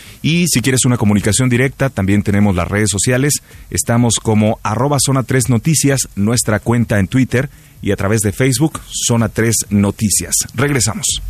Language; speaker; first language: Spanish; native; Spanish